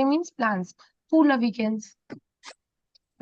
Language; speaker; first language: French; non-native, fluent; Hindi